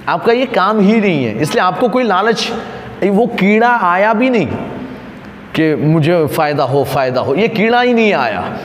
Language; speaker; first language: Urdu; non-native, local second language; Gujarati